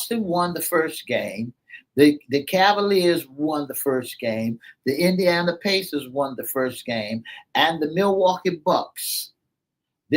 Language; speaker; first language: English; native; English